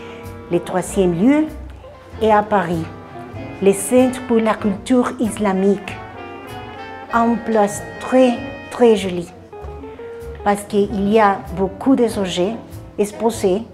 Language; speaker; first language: French; non-native, learner; Spanish